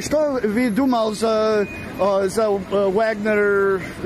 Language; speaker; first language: Russian; non-native, learner; English